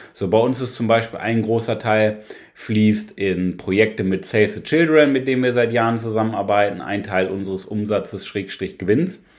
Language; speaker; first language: German; native; German